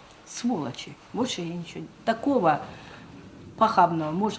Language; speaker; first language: Russian; native; Russian